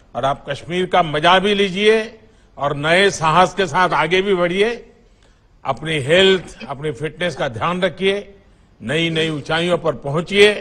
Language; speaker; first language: Hindi; non-native, local second language; Gujarati